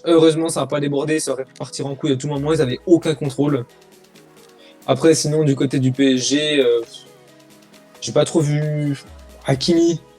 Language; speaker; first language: French; native; French